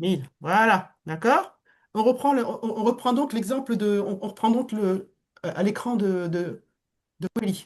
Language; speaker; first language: French; native; French